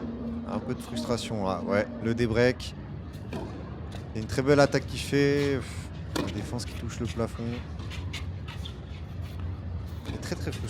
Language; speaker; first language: French; native; French